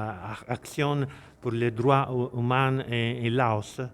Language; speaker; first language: French; non-native, learner; Italian